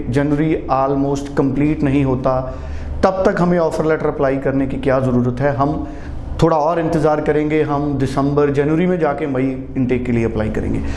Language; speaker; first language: Hindi; non-native, local second language; Punjabi